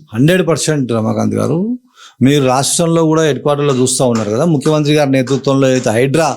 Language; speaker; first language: Telugu; native; Telugu